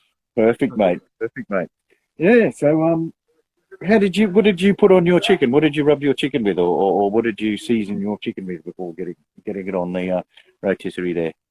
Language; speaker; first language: English; native; English